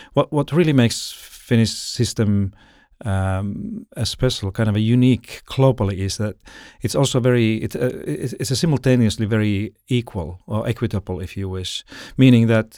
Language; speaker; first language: English; non-native, fluent; Finnish